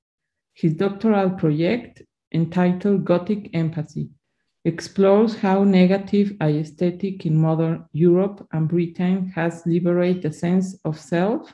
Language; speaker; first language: English; non-native, learner; Spanish